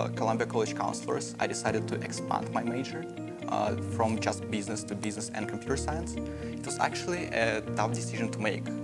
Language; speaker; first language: English; non-native, fluent; Russian